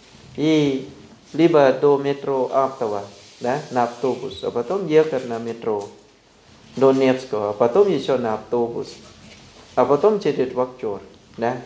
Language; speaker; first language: Russian; non-native, fluent; Thai